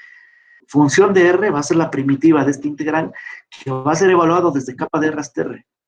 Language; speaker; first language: Spanish; native; Spanish